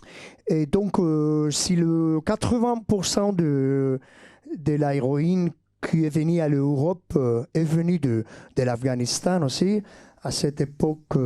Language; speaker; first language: French; non-native, fluent; Basque